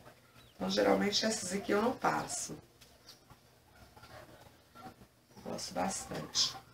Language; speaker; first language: Portuguese; native; Portuguese